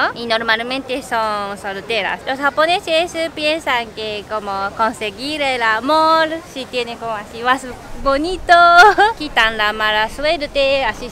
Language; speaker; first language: Spanish; non-native, learner; Japanese